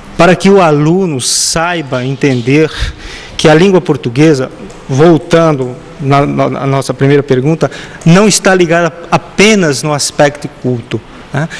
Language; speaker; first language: Portuguese; native; Portuguese